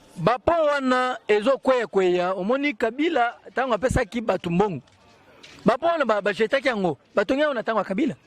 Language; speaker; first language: Lingala; native; Lingala